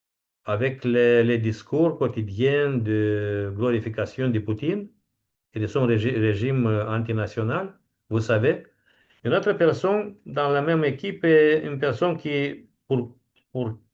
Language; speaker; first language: French; non-native, fluent; Romanian